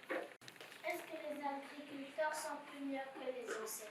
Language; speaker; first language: French; non-native, learner; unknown